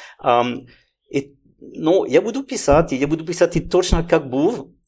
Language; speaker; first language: Ukrainian; non-native, learner; French